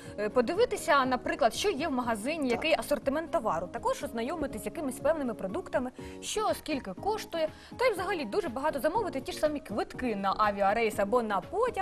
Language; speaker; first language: Ukrainian; native; Ukrainian